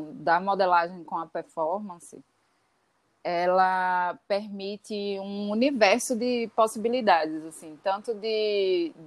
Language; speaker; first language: Portuguese; native; Portuguese